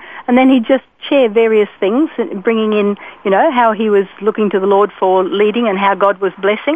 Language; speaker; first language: English; native; English